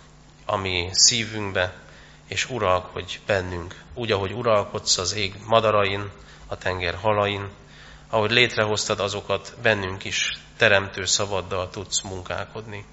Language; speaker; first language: Hungarian; native; Hungarian